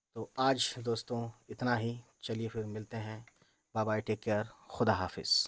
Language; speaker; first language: Urdu; native; Urdu